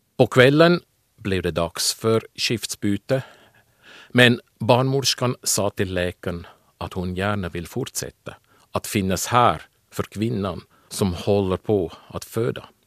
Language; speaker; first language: Swedish; non-native, fluent; German